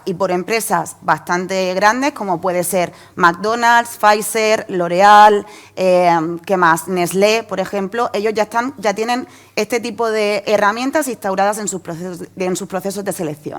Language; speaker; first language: Spanish; native; Spanish